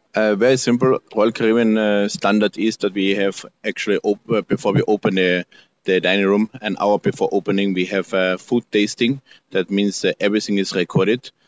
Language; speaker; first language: English; non-native, fluent; German